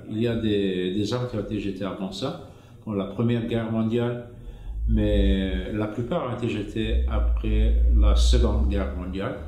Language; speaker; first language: French; non-native, fluent; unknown